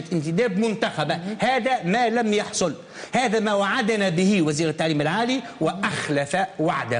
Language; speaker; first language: Arabic; native; Arabic